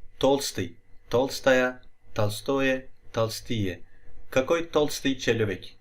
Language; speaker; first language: Russian; non-native, fluent; Turkish